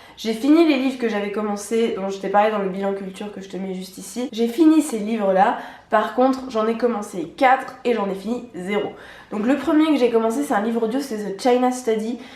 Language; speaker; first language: French; native; French